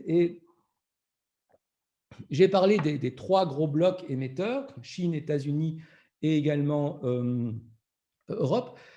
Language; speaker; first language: French; native; French